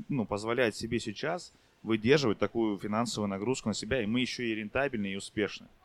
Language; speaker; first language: Russian; native; Russian